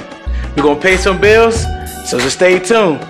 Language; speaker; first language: English; native; English